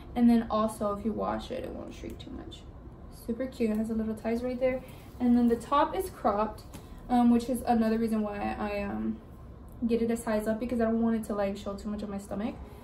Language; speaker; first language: English; early bilingual, other home language; Spanish